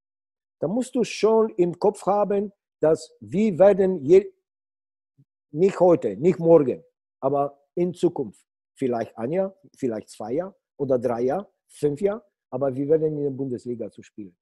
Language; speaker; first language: German; non-native, learner; Polish